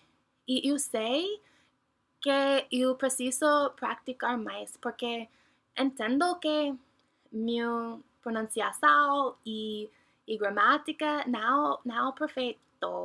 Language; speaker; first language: Portuguese; non-native, learner; English